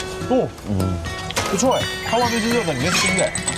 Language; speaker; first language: Chinese; native; Chinese